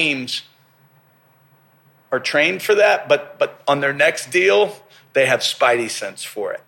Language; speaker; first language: English; native; English